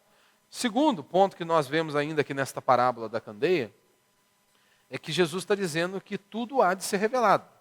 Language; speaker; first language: Portuguese; native; Portuguese